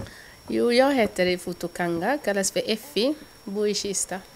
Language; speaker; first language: Swedish; early bilingual, other home language; Lingala